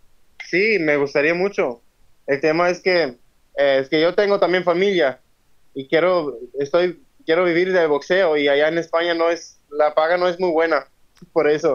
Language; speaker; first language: Spanish; early bilingual, heritage; Spanish